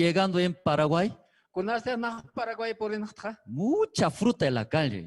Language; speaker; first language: Spanish; non-native, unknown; Korean